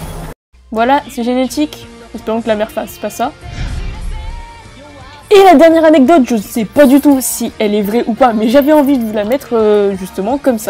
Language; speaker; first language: French; native; French